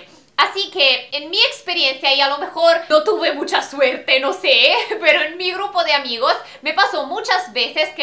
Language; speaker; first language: Spanish; non-native, fluent; Italian